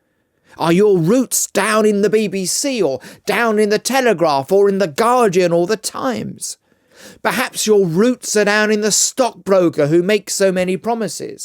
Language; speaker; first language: English; native; English